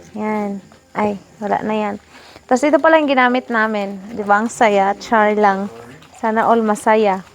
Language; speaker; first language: Filipino; non-native, local second language; Hiligaynon